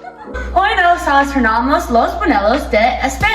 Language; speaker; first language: Spanish; non-native, learner; English